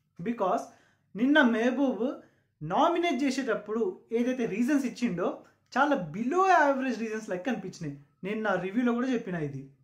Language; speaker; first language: Telugu; non-native, local second language; Urdu